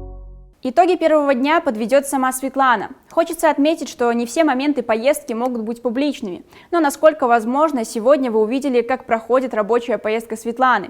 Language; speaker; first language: Russian; native; Russian